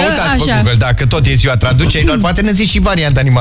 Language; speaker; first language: Romanian; native; Romanian